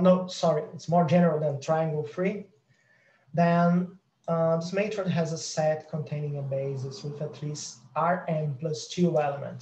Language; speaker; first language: English; non-native, fluent; Portuguese